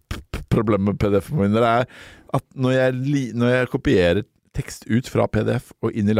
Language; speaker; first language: Norwegian; native; Norwegian